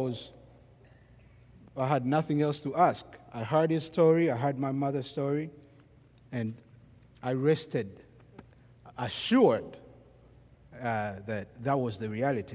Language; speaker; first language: English; non-native, local second language; Ganda